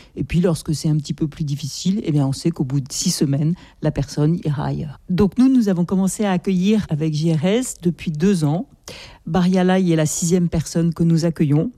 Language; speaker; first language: French; native; French